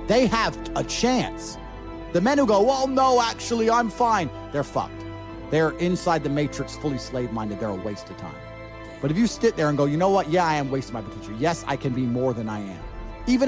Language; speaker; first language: English; native; English